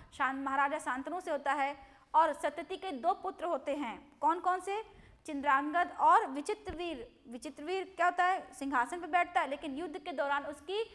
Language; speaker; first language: Hindi; non-native, local second language; Gujarati